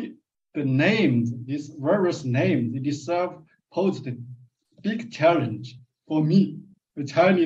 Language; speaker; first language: English; non-native, fluent; Chinese